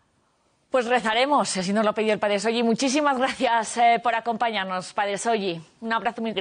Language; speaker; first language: Spanish; native; Spanish